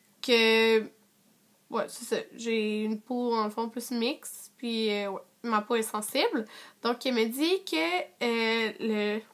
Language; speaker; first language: French; native; French